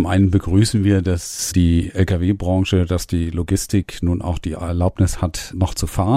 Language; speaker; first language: German; native; German